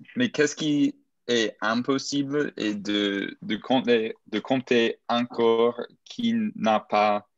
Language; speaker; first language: French; non-native, learner; English